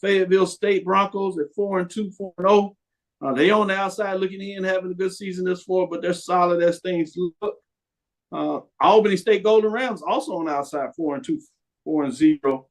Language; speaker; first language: English; native; English